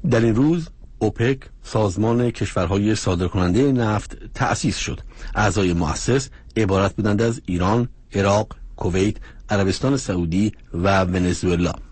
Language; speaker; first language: Persian; native; Persian